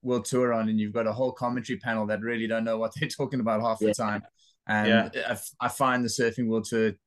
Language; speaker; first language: English; native; English